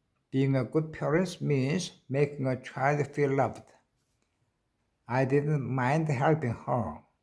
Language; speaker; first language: English; non-native, learner; Korean